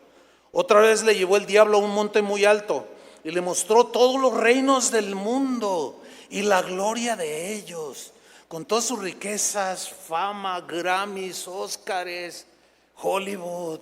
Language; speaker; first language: Spanish; native; Spanish